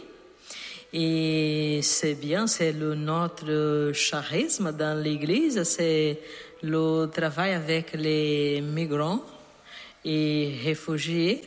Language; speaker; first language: French; non-native, learner; Portuguese